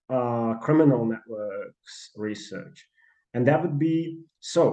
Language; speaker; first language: English; non-native, fluent; Czech